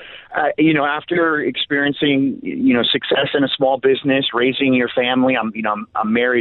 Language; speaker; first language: English; native; English